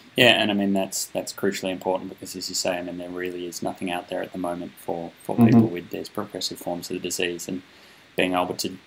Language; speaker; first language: English; native; English